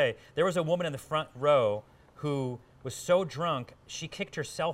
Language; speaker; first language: English; native; English